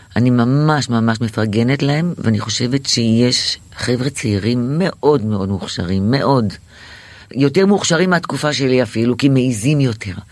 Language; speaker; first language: Hebrew; native; Hebrew